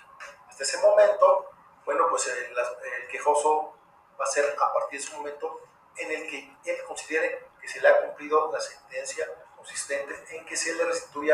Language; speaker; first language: Spanish; native; Spanish